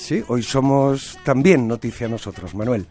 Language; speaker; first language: Spanish; native; Spanish